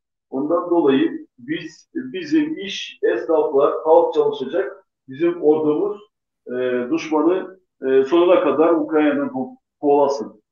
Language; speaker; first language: Turkish; non-native, local second language; Gagauz